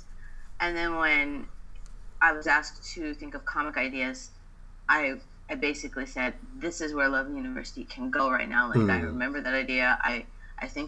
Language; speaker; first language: English; native; English